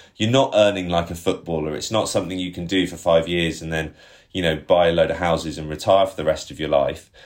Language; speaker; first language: English; native; English